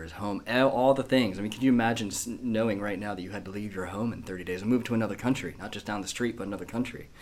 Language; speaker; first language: English; native; English